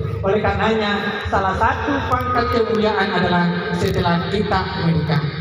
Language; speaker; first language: Indonesian; non-native, local second language; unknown